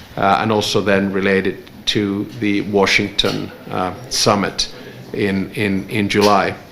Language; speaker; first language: English; non-native, fluent; Finnish